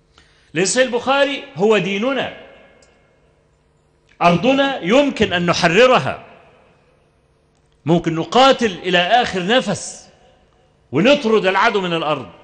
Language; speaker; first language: Arabic; native; Arabic